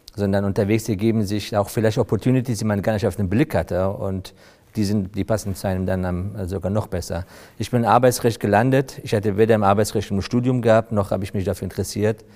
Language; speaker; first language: German; non-native, fluent; Persian